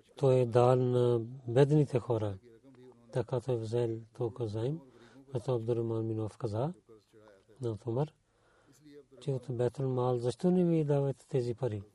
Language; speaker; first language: Bulgarian; non-native, learner; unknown